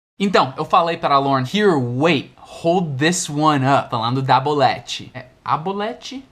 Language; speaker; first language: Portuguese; non-native, fluent; English